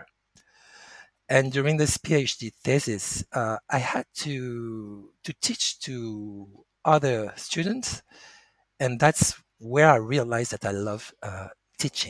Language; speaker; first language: English; non-native, fluent; French